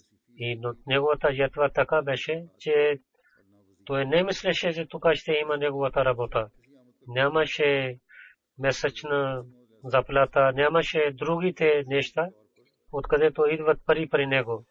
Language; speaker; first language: Bulgarian; non-native, fluent; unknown